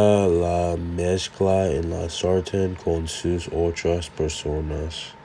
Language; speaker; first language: Spanish; non-native, learner; English